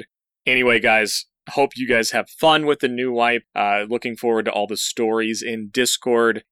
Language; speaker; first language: English; native; English